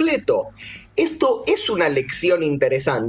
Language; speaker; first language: Spanish; native; Spanish